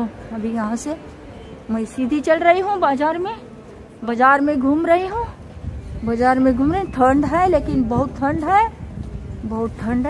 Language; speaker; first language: Hindi; non-native, local second language; Marathi